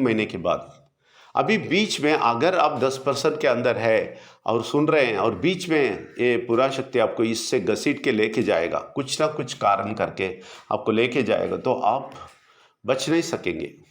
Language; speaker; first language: Hindi; non-native, local second language; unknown